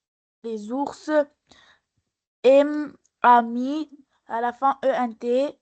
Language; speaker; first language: French; non-native, local second language; Arabic